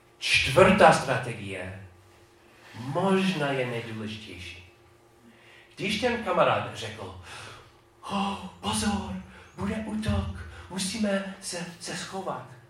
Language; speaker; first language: Czech; non-native, fluent; English